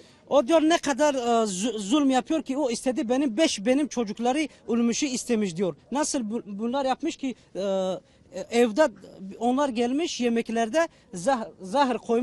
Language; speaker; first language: Turkish; non-native, learner; Tajik